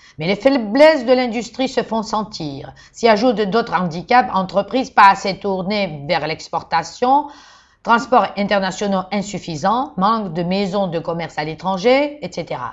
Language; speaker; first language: French; non-native, fluent; Georgian